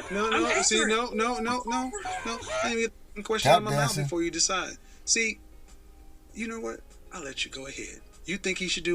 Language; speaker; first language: English; native; English